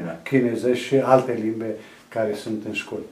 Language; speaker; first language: Romanian; non-native, local second language; Serbian